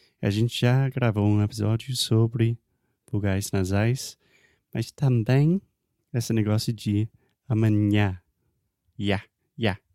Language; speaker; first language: Portuguese; non-native, fluent; English